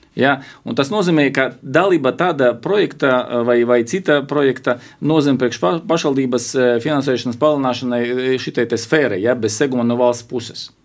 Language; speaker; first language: Latvian; non-native, local second language; Russian